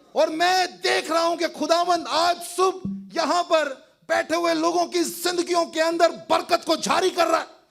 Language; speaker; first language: Urdu; non-native, local second language; Punjabi